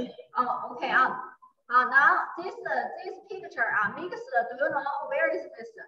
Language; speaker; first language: English; non-native, learner; Chinese